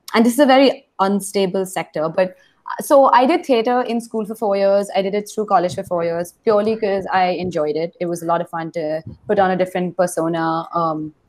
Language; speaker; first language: English; non-native, local second language; Hindi